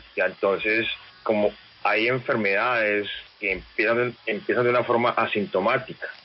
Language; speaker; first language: Spanish; native; Spanish